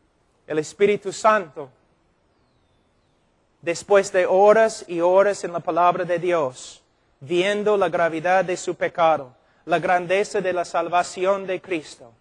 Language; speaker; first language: Spanish; non-native, fluent; English